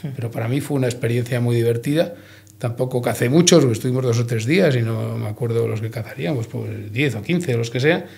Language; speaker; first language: Spanish; native; Spanish